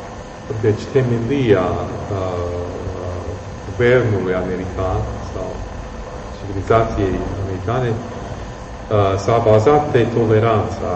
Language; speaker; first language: Romanian; non-native, fluent; English